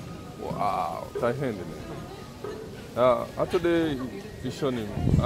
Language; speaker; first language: Japanese; non-native, learner; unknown